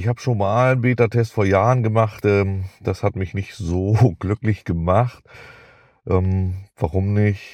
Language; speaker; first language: German; native; German